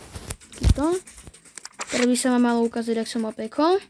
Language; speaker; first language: Slovak; native; Slovak